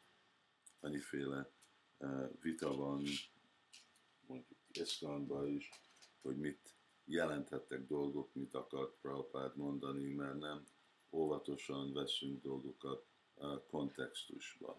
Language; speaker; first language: Hungarian; early bilingual, heritage; Hungarian